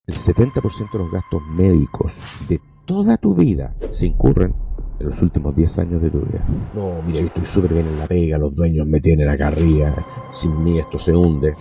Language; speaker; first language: Spanish; non-native, local second language; English